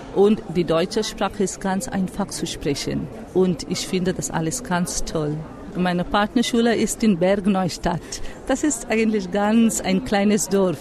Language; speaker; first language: German; non-native, fluent; Marathi